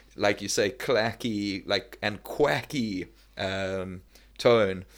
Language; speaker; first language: English; native; English